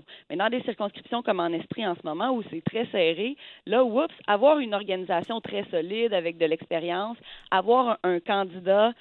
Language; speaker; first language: French; native; French